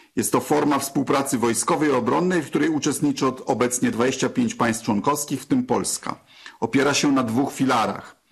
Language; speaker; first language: Polish; native; Polish